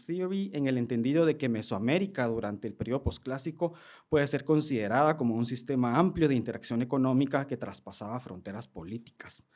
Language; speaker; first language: Spanish; native; Spanish